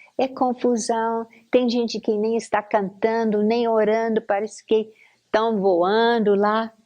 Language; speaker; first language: Portuguese; non-native, fluent; English